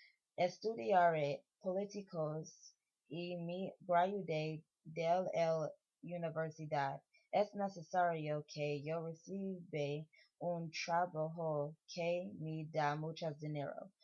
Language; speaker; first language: Spanish; non-native, learner; English